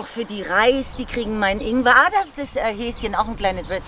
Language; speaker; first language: German; native; German